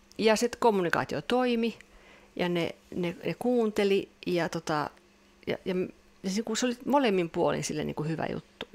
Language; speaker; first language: Finnish; non-native, local second language; Swedish